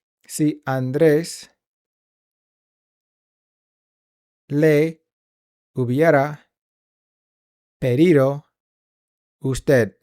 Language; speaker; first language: Spanish; non-native, learner; English